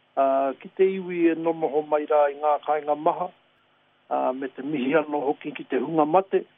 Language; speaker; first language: Māori; native; Māori